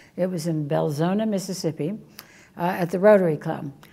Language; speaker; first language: English; native; English